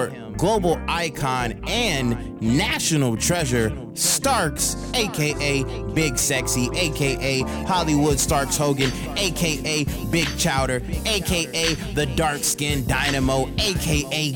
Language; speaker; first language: English; native; English